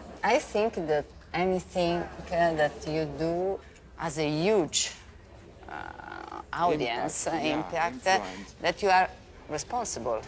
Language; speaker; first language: English; non-native, fluent; Italian